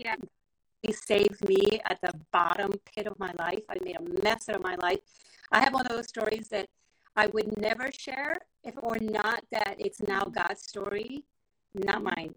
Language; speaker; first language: English; non-native, fluent; Spanish